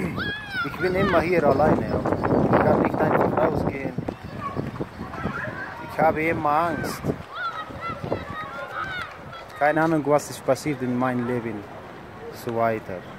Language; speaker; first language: German; non-native, learner; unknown